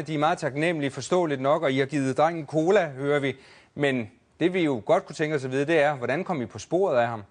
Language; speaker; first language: Danish; native; Danish